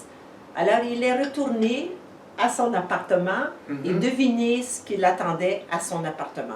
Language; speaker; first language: French; native; French